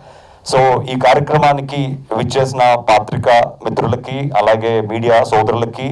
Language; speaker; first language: Telugu; native; Telugu